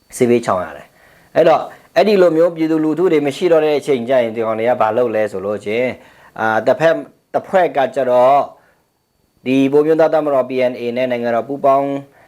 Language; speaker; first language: Burmese; non-native, local second language; Pa'o Karen